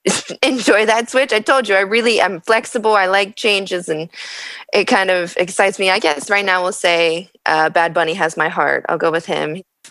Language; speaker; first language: English; native; English